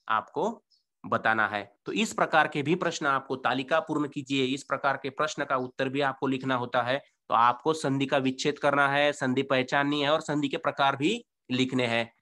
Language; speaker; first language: Hindi; non-native, local second language; Marathi